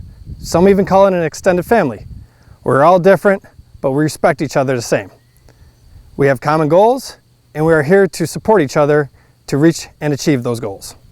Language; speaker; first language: English; native; English